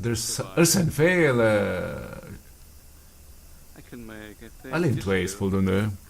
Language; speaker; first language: Dutch; non-native, fluent; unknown